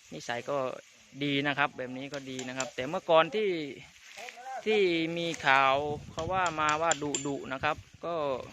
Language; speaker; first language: Thai; native; Thai